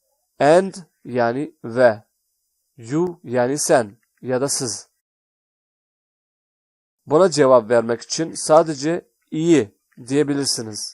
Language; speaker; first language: Turkish; non-native, fluent; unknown